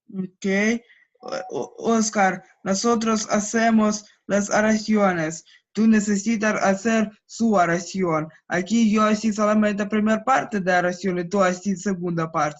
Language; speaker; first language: Spanish; non-native, learner; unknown